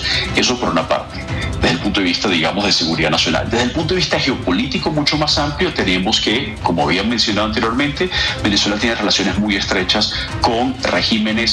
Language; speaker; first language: Spanish; native; Spanish